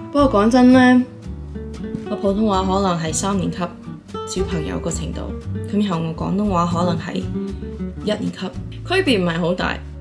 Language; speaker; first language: Cantonese; early bilingual, heritage; Cantonese